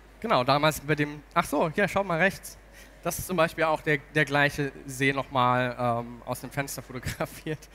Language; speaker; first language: German; native; German